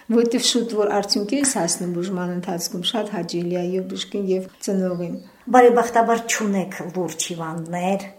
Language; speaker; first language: Armenian; native; Armenian